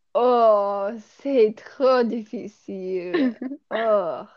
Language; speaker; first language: French; non-native, learner; English